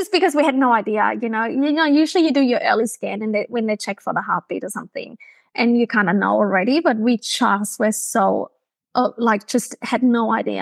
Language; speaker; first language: English; non-native, fluent; German